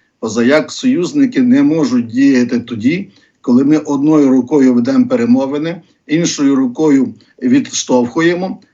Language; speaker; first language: Ukrainian; native; Ukrainian